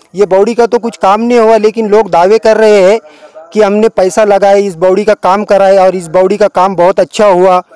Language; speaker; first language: Hindi; non-native, local second language; Urdu